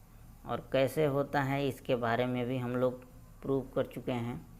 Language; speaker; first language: Hindi; native; Hindi